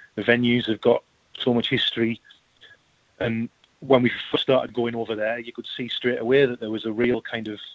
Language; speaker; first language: English; native; English